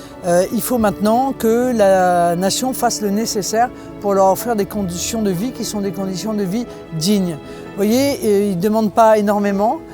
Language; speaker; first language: French; native; French